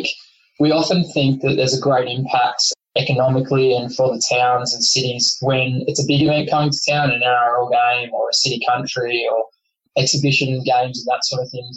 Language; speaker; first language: English; native; English